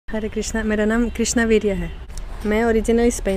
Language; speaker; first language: Hindi; non-native, fluent; Spanish